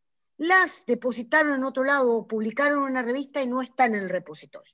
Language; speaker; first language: Spanish; native; Spanish